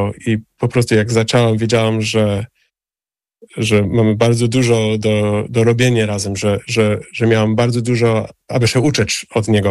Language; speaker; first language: Polish; non-native, fluent; English